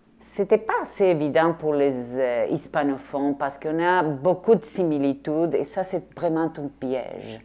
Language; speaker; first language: French; non-native, fluent; Spanish